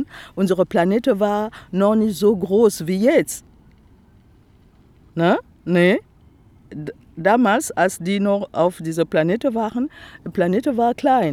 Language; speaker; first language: German; non-native, fluent; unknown